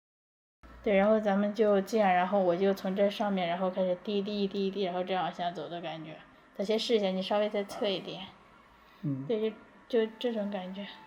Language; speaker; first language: Chinese; native; Chinese